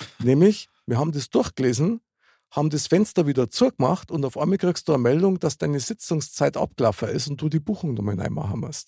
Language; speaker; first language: German; native; German